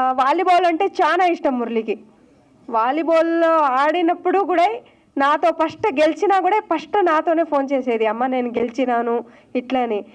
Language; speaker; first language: Telugu; non-native, local second language; Lambadi